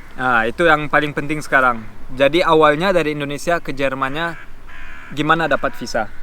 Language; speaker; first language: Indonesian; non-native, fluent; German